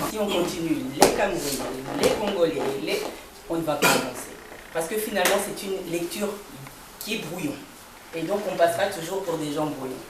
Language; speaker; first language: French; early bilingual, other home language; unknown